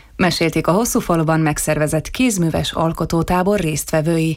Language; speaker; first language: Hungarian; native; Hungarian